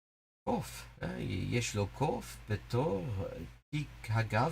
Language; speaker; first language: Hebrew; non-native, learner; English